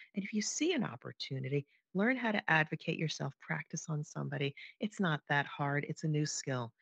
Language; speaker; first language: English; native; English